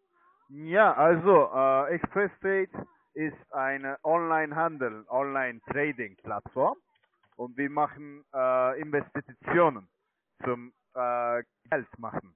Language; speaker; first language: German; non-native, learner; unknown